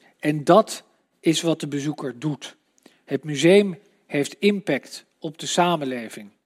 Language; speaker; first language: Dutch; native; Dutch